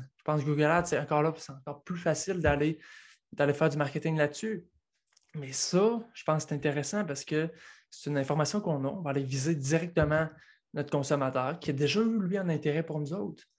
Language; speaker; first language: French; native; French